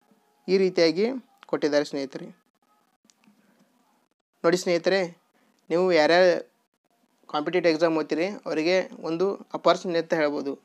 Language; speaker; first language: Kannada; native; Kannada